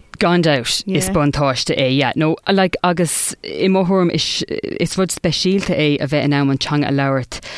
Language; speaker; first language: Irish; non-native, local second language; English